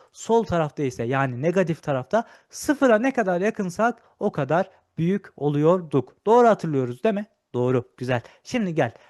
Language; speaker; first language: Turkish; native; Turkish